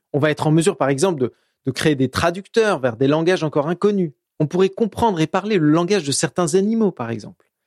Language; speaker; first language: French; native; French